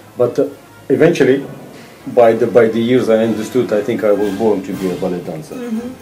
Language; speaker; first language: English; non-native, fluent; Russian